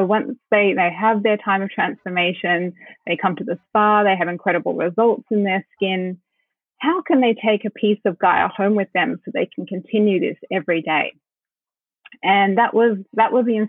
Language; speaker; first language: English; native; English